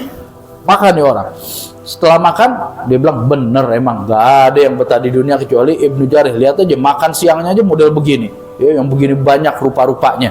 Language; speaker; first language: Indonesian; native; Indonesian